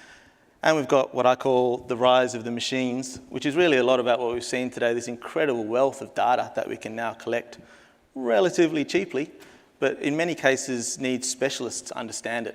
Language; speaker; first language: English; native; English